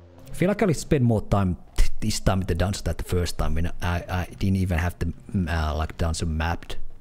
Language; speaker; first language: English; non-native, fluent; Finnish